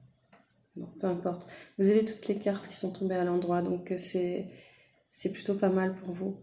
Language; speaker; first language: French; native; French